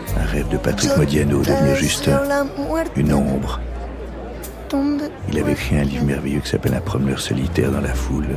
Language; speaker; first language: French; native; French